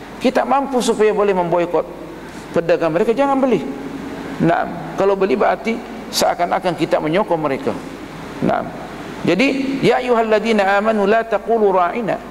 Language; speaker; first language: Malay; native; Malay